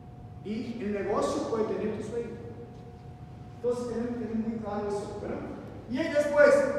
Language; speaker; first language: Spanish; non-native, learner; Portuguese